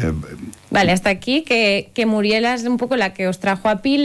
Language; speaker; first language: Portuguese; non-native, learner; Catalan